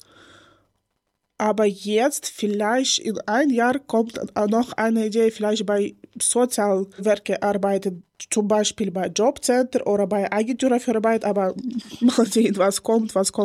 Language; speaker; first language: German; non-native, learner; Ukrainian